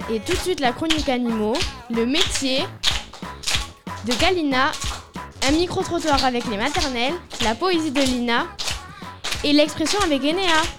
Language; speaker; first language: French; native; French